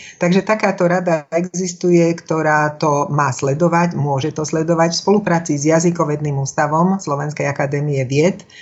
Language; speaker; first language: Slovak; native; Slovak